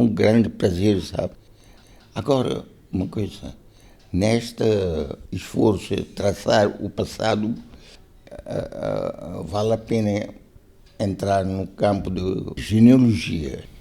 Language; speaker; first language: Portuguese; non-native, local second language; Konkani